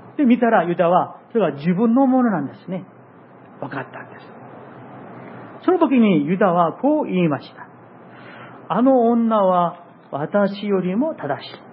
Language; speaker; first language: Japanese; non-native, fluent; Korean